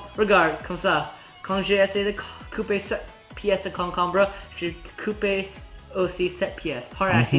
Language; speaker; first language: French; non-native, learner; English